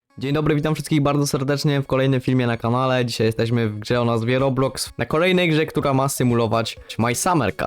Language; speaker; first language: Polish; native; Polish